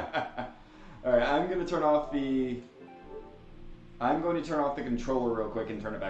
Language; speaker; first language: English; native; English